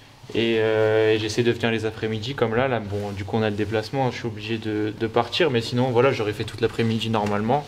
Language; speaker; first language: French; native; French